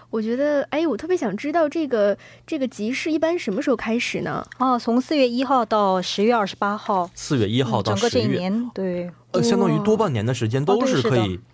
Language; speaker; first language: Chinese; native; Chinese